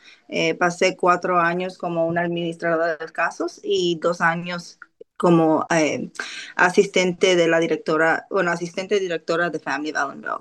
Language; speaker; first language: Spanish; early bilingual, other home language; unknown